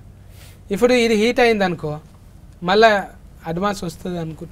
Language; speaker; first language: Telugu; native; Telugu